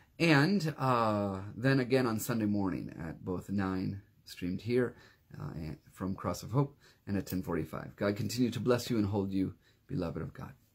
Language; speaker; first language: English; native; English